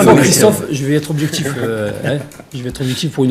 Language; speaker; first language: French; native; French